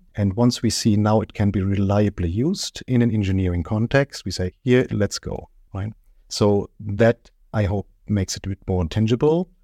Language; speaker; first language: English; non-native, fluent; German